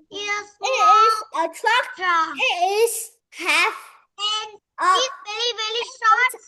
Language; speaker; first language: English; non-native, learner; Vietnamese